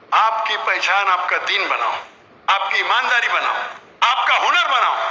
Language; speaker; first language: Hindi; non-native, local second language; Konkani